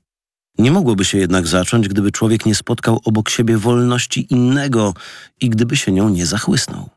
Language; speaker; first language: Polish; native; Polish